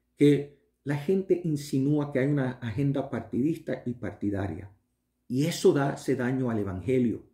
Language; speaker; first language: Spanish; early bilingual, heritage; Spanish